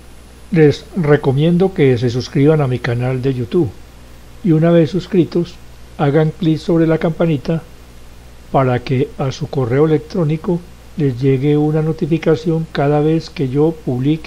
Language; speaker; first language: Spanish; native; Spanish